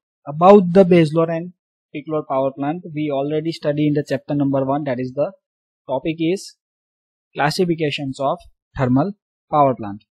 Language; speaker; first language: English; non-native, local second language; Gujarati